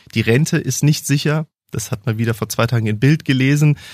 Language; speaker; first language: German; early bilingual, heritage; German